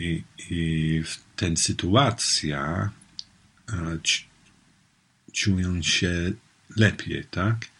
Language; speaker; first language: Polish; non-native, learner; English